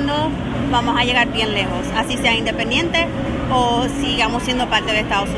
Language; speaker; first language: Spanish; native; Spanish